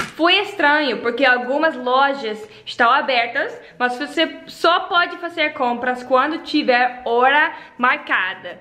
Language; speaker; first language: Portuguese; non-native, learner; Dutch